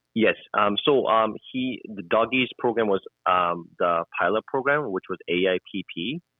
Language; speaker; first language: English; non-native, fluent; Korean